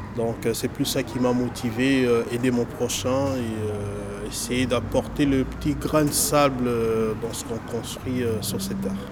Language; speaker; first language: French; non-native, local second language; Lingala